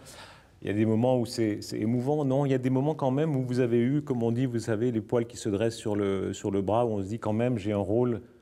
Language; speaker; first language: French; native; French